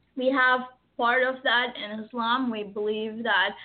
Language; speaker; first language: English; early bilingual, other home language; Arabic